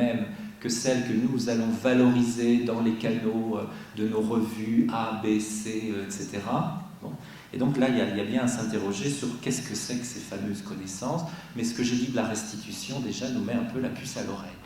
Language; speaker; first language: French; native; French